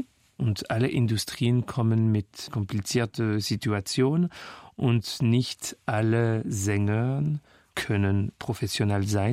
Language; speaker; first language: German; non-native, fluent; French